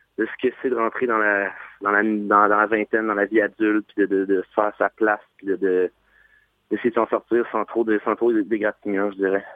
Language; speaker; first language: French; native; French